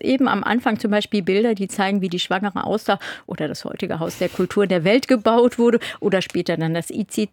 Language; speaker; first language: German; native; German